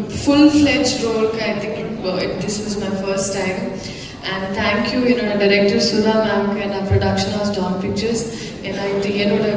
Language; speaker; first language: Tamil; non-native, learner; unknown